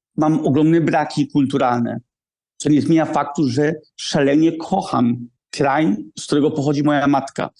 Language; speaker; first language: Polish; early bilingual, heritage; Polish